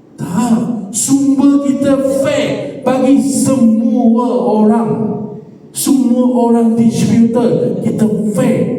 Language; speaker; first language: Malay; non-native, local second language; Chinese